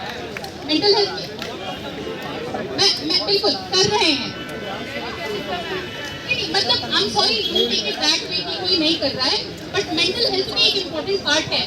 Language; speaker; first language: Hindi; native; Hindi